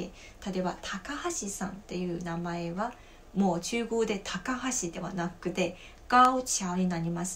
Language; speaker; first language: Japanese; non-native, fluent; Chinese